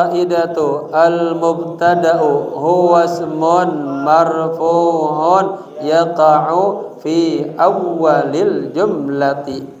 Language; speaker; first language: Arabic; non-native, fluent; Indonesian